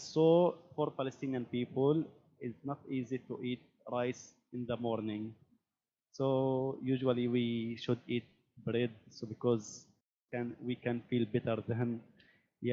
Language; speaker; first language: English; non-native, learner; Arabic